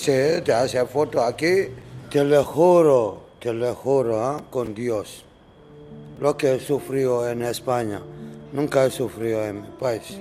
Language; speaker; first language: Spanish; non-native, learner; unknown